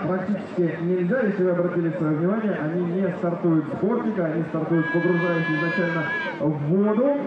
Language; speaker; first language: Russian; native; Russian